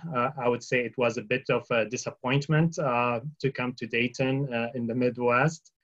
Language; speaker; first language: English; early bilingual, other home language; Arabic